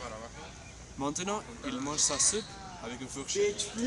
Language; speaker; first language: French; non-native, learner; Spanish